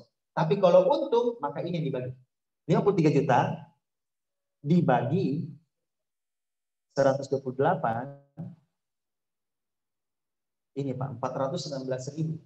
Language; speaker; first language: Indonesian; native; Indonesian